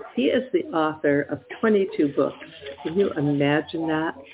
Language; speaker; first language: English; native; English